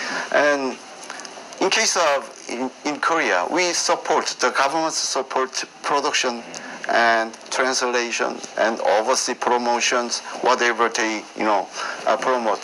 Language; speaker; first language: English; non-native, learner; Korean